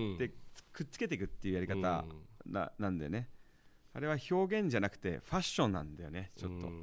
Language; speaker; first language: Japanese; early bilingual, heritage; Japanese